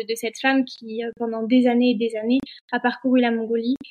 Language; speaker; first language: French; native; French